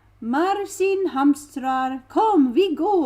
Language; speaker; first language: Swedish; non-native, learner; English